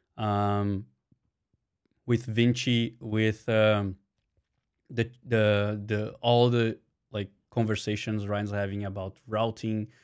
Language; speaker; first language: English; non-native, fluent; Portuguese